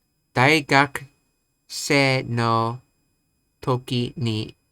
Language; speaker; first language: Japanese; non-native, learner; English